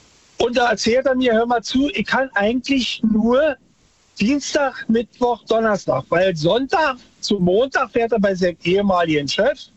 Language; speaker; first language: German; native; German